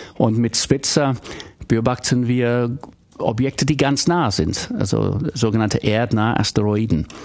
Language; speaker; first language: German; non-native, fluent; English